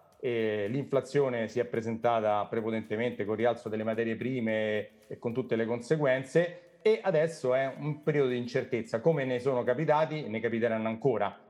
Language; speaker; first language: Italian; native; Italian